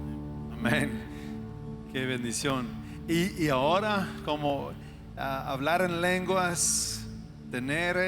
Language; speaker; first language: Spanish; non-native, fluent; English